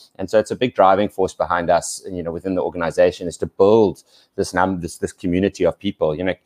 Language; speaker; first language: English; native; English